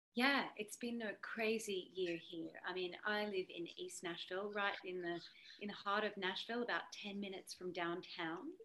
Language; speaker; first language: English; native; English